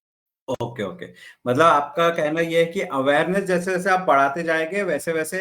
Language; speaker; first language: Hindi; native; Hindi